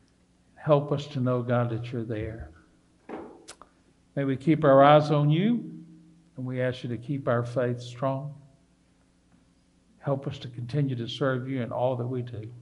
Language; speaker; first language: English; native; English